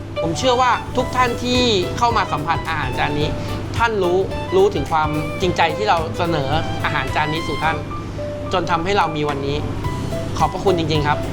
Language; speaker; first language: Thai; native; Thai